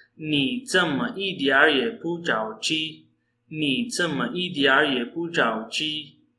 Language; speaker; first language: Chinese; non-native, fluent; Urdu